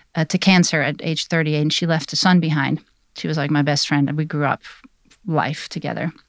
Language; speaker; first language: English; non-native, fluent; Dutch